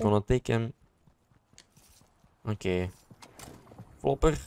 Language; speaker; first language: English; non-native, learner; Dutch